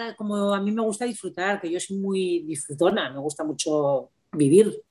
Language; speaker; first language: Spanish; native; Spanish